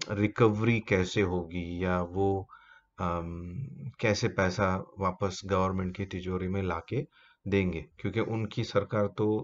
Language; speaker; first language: Hindi; native; Hindi